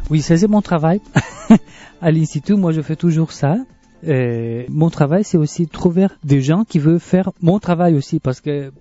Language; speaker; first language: French; non-native, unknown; Spanish